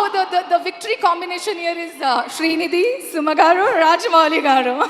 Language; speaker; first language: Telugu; non-native, learner; Kannada